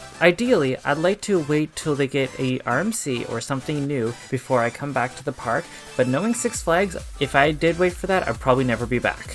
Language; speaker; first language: English; native; English